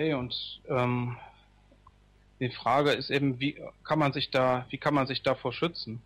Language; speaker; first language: German; native; German